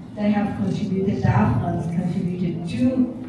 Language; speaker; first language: English; non-native, fluent; Persian